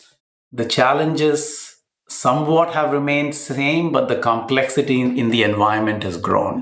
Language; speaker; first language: English; non-native, local second language; Malayalam